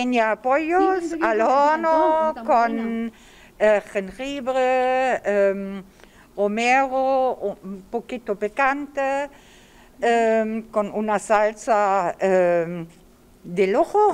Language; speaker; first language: Spanish; non-native, learner; German